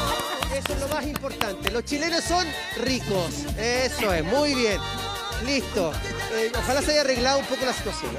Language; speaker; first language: Spanish; native; Spanish